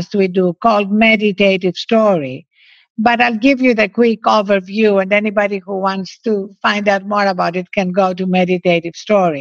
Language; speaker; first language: English; non-native, fluent; Greek